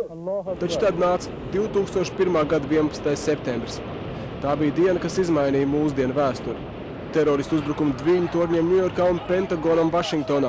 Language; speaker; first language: Latvian; native; Latvian